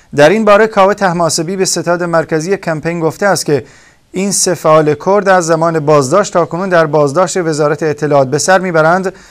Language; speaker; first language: Persian; non-native, local second language; Kurdish